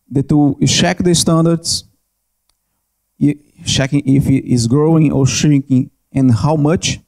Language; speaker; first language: English; non-native, learner; Portuguese